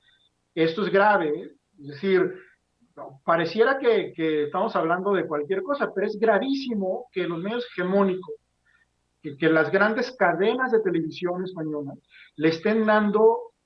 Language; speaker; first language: Spanish; native; Spanish